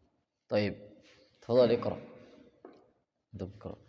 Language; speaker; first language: Arabic; non-native, fluent; Indonesian